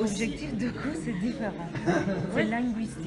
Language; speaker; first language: French; non-native, learner; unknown